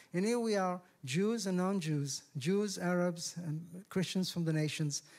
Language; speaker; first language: English; non-native, fluent; Hebrew